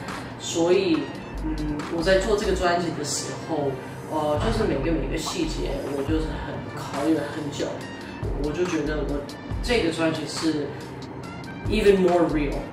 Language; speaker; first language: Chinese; non-native, fluent; English